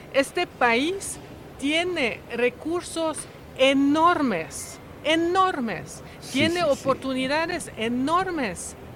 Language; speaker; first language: Spanish; non-native, fluent; French